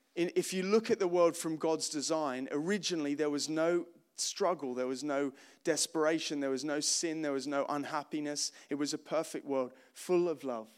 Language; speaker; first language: English; native; English